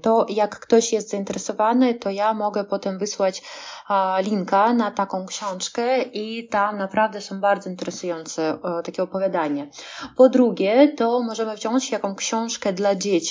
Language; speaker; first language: Polish; non-native, fluent; Russian